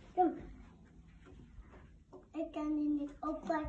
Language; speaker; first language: Dutch; early bilingual, other home language; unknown